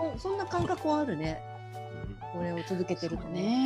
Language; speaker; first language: Japanese; native; Japanese